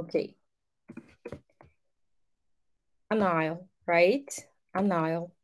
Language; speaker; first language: English; non-native, fluent; Portuguese